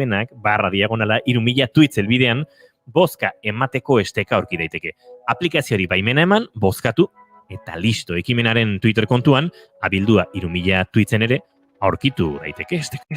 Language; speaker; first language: Basque; native; Basque